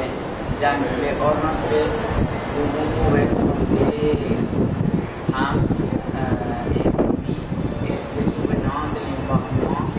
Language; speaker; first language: French; non-native, learner; Spanish